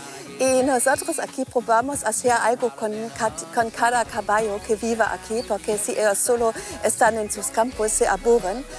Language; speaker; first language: Spanish; non-native, fluent; German